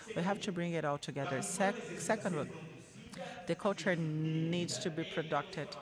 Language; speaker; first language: English; non-native, learner; Portuguese